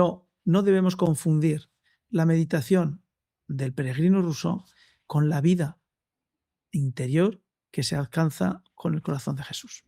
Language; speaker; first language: Spanish; native; Spanish